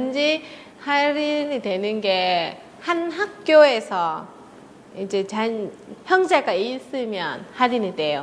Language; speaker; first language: Korean; non-native, fluent; Vietnamese